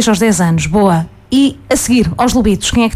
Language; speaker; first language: Portuguese; native; Portuguese